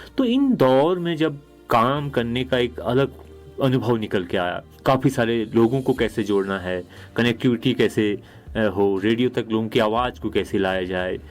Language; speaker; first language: Hindi; native; Hindi